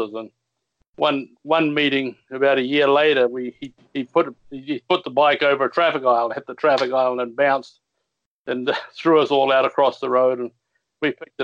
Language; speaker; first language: English; native; English